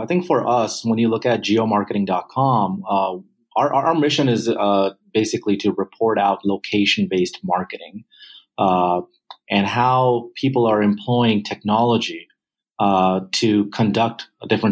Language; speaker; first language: English; non-native, local second language; Punjabi